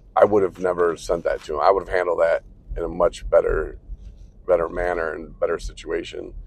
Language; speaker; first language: English; native; English